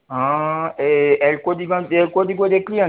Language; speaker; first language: Spanish; non-native, learner; Haitian Creole